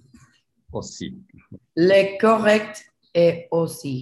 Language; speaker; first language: French; non-native, learner; Spanish